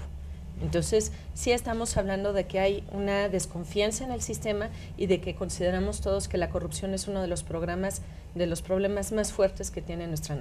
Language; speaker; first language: Spanish; native; Spanish